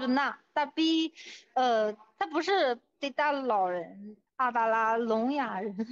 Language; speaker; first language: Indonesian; non-native, learner; Chinese